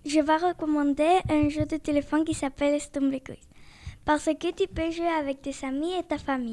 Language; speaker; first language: French; non-native, learner; Spanish